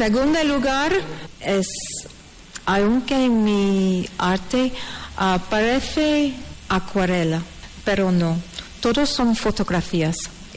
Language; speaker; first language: Spanish; non-native, learner; English